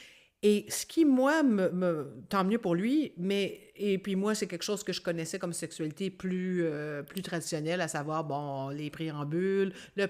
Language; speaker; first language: French; native; French